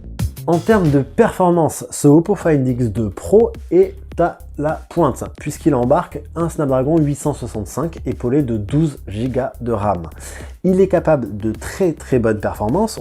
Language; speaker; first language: French; native; French